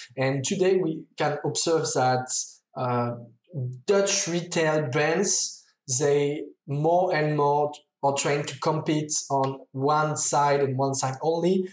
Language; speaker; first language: English; non-native, fluent; French